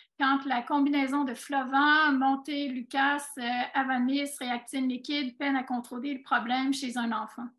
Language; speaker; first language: French; native; French